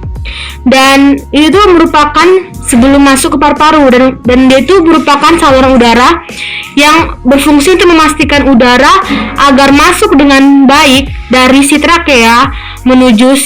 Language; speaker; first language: Indonesian; native; Indonesian